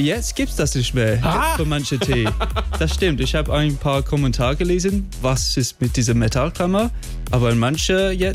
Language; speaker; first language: German; non-native, fluent; English